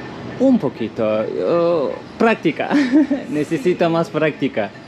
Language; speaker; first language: Spanish; non-native, learner; Turkish